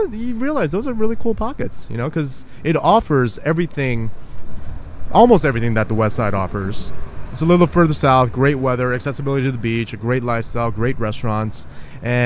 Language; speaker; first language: English; native; English